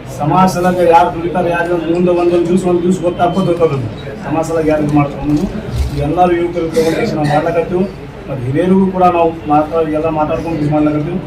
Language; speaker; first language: Kannada; non-native, local second language; Lambadi